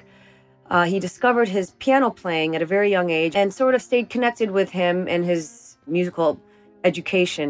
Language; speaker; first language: English; native; English